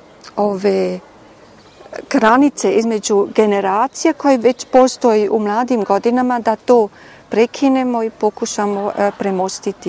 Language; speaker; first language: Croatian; non-native, fluent; German